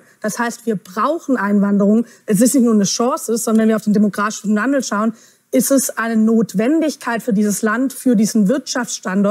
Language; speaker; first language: German; native; German